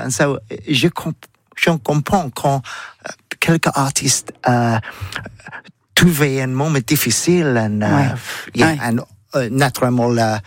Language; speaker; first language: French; non-native, learner; English